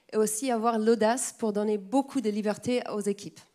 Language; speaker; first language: French; non-native, fluent; German